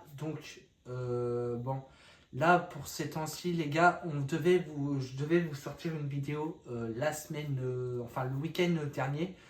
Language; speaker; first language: French; native; French